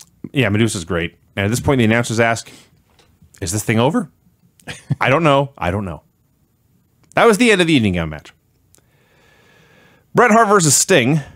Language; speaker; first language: English; native; English